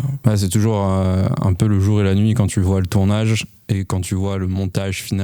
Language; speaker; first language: French; native; French